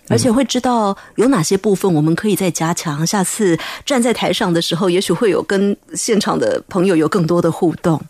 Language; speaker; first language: Chinese; native; Chinese